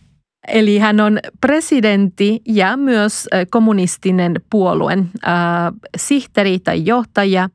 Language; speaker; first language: Finnish; non-native, fluent; Spanish